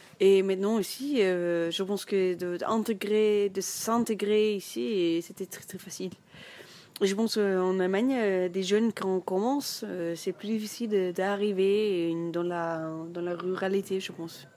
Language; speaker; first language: French; non-native, learner; German